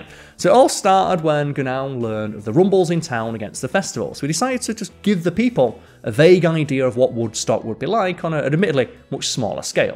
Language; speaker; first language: English; native; English